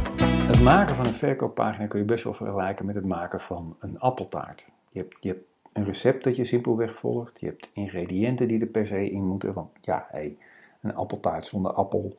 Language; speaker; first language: Dutch; native; Dutch